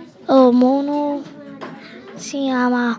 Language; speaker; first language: Spanish; non-native, learner; English